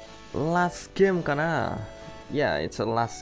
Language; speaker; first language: English; non-native, fluent; Indonesian